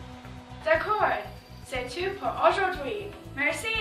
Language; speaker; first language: French; non-native, learner; English